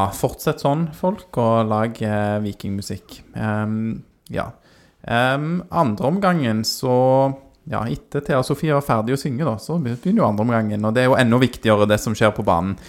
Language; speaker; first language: Norwegian; native; Norwegian